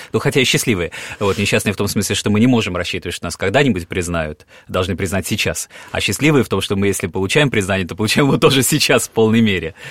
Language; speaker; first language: Russian; native; Russian